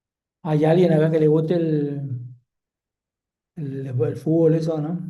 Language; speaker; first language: Spanish; native; Spanish